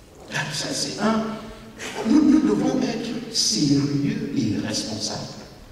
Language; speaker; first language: French; native; French